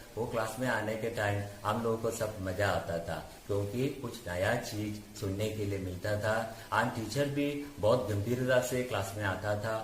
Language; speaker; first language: Hindi; non-native, local second language; Malayalam